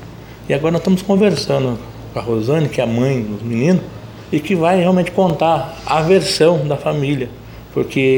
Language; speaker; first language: Portuguese; native; Portuguese